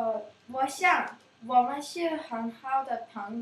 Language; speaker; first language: Chinese; non-native, learner; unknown